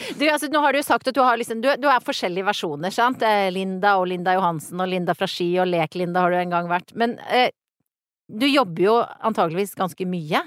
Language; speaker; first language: Norwegian; native; Norwegian